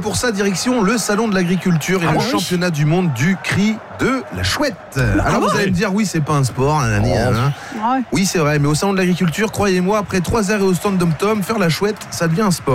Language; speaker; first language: French; native; French